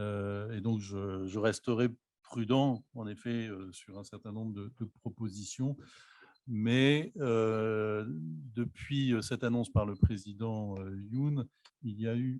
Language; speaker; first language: French; native; French